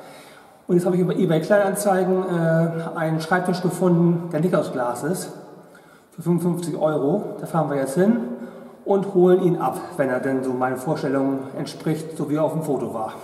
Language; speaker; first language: German; native; German